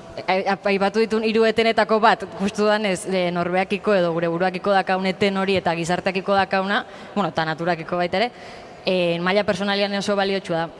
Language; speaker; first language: Basque; native; Basque